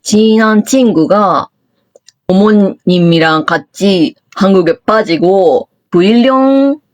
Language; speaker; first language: Korean; non-native, fluent; Japanese